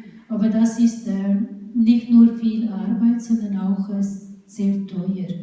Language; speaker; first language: German; non-native, fluent; Urdu